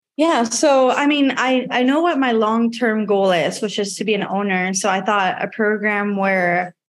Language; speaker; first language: English; non-native, fluent; Spanish